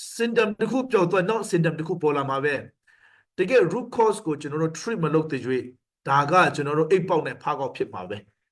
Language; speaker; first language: Burmese; non-native, local second language; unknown